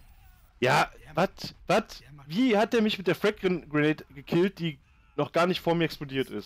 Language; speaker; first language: German; native; German